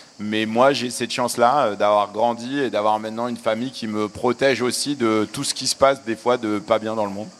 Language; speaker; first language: French; early bilingual, other home language; Arabic